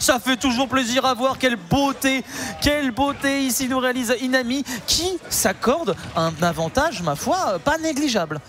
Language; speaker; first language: French; native; French